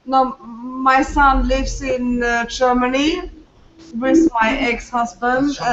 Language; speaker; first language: English; non-native, learner; French